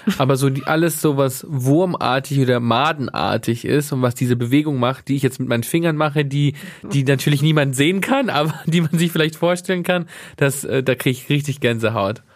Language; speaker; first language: German; native; German